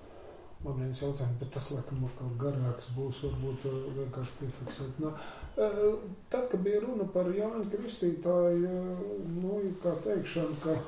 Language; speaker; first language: Latvian; native; Latvian